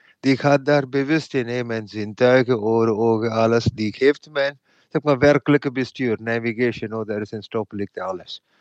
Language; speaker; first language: Dutch; non-native, fluent; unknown